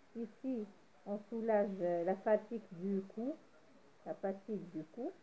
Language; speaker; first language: French; non-native, local second language; Arabic